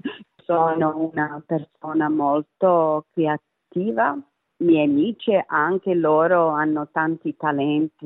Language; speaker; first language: Italian; early bilingual, heritage; Italian